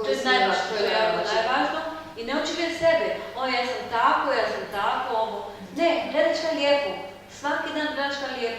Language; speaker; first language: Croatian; non-native, learner; Hebrew